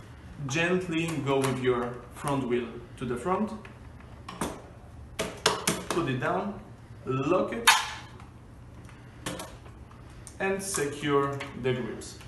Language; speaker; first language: English; non-native, fluent; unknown